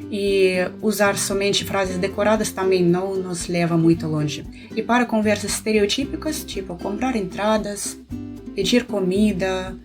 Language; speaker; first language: Portuguese; non-native, fluent; Russian